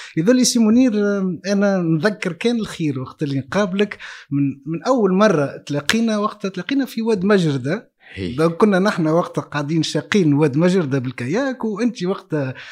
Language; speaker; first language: Arabic; native; Arabic